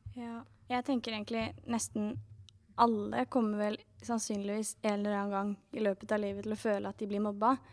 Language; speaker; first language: Norwegian; native; Norwegian